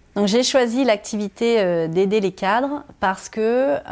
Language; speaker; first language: French; native; French